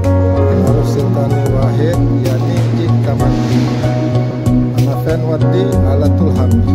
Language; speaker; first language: Arabic; non-native, learner; Indonesian